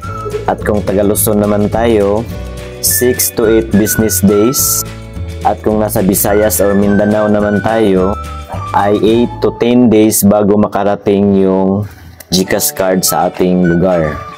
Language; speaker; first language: Filipino; native; Filipino